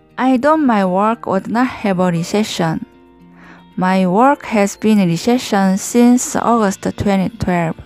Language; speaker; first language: English; non-native, learner; Korean